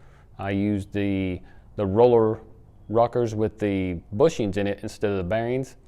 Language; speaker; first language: English; native; English